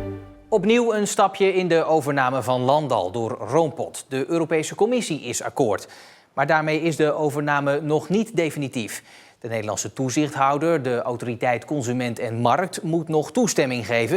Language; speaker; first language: Dutch; native; Dutch